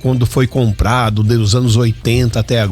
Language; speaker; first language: Portuguese; native; Portuguese